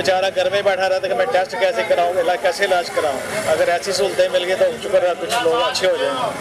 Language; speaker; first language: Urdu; non-native, local second language; Punjabi